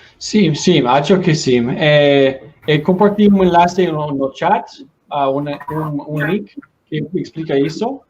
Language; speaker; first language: Portuguese; non-native, learner; Spanish